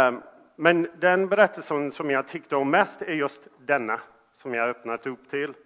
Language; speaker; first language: Swedish; non-native, fluent; English